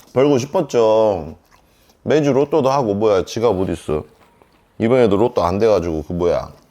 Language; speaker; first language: Korean; native; Korean